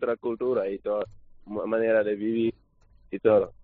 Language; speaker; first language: Spanish; non-native, learner; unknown